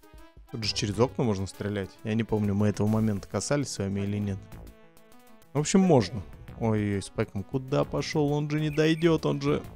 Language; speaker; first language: Russian; native; Russian